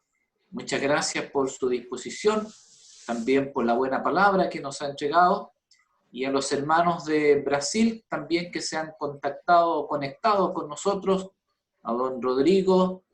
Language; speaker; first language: Spanish; native; Spanish